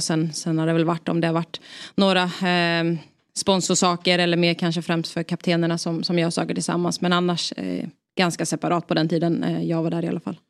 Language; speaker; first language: Swedish; native; Swedish